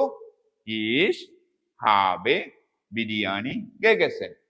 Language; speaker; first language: German; non-native, fluent; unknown